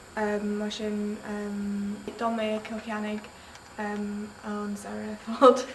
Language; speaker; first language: Irish; non-native, local second language; English